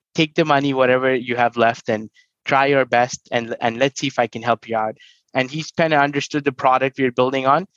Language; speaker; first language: English; non-native, local second language; Hindi